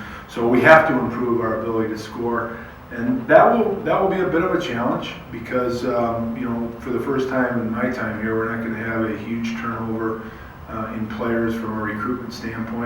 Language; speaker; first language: English; native; English